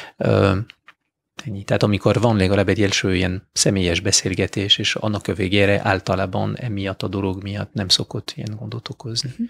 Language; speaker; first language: Hungarian; non-native, fluent; French